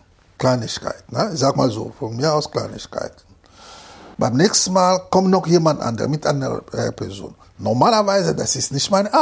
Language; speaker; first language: German; non-native, fluent; Lingala